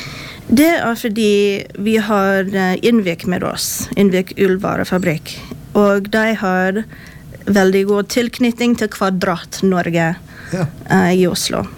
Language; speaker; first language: Norwegian; non-native, fluent; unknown